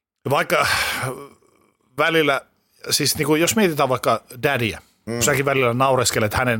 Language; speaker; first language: Finnish; native; Finnish